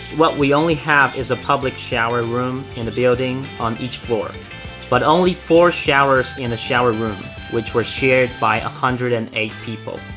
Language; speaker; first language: English; non-native, fluent; Chinese